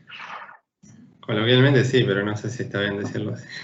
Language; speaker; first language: Spanish; native; Spanish